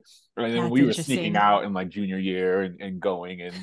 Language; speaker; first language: English; native; English